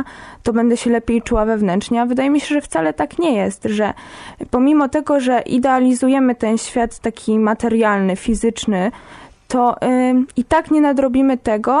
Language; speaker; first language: Polish; native; Polish